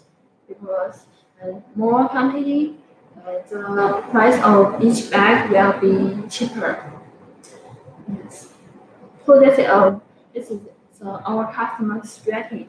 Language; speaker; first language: English; non-native, fluent; Chinese